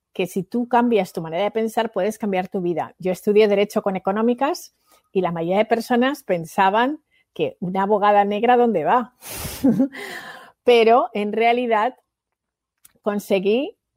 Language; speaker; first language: Spanish; native; Spanish